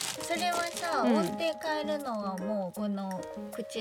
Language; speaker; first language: Japanese; native; Japanese